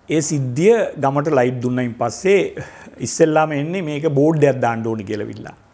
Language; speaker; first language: Sinhala; native; Sinhala